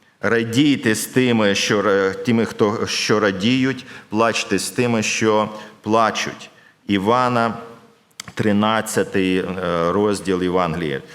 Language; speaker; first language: Ukrainian; non-native, local second language; Russian